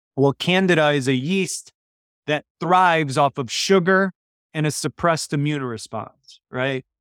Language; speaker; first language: English; early bilingual, other home language; Polish